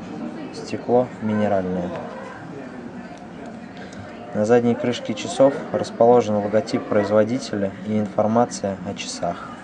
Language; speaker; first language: Russian; native; Russian